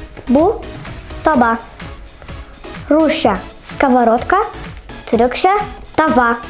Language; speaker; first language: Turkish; non-native, learner; Tatar